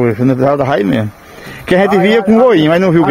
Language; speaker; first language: Portuguese; native; Portuguese